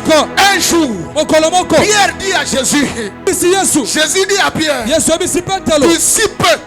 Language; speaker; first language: French; non-native, local second language; Lingala